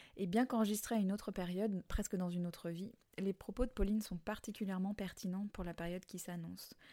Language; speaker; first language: French; native; French